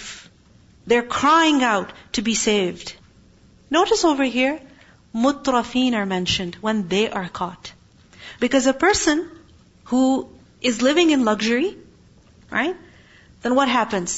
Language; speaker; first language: English; non-native, local second language; Urdu